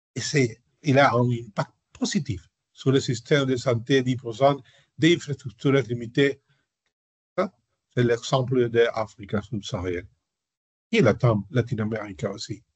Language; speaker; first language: French; non-native, learner; Spanish